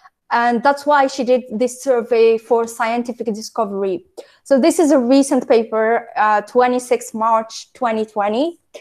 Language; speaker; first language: English; non-native, fluent; Arabic